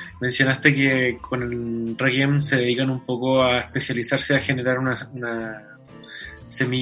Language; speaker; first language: Spanish; native; Spanish